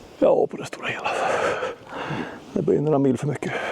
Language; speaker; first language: Swedish; native; Swedish